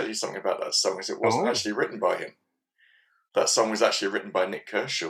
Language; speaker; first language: English; native; English